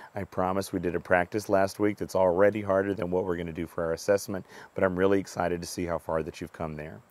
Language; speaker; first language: English; native; English